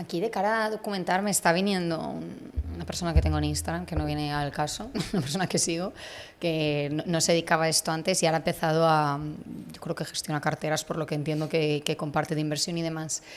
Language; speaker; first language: Spanish; native; Spanish